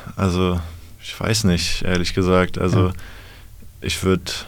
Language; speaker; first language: German; native; German